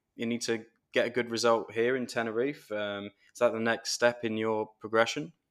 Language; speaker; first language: English; native; English